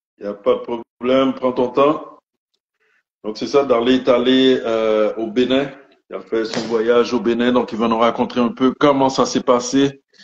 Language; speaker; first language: French; native; French